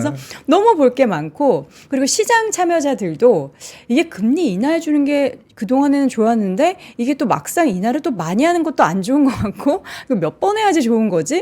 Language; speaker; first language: Korean; native; Korean